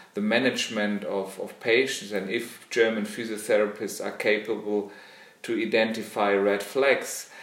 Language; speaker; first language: English; non-native, fluent; German